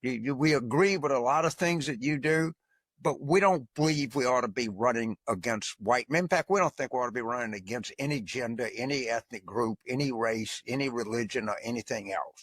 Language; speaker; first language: English; native; English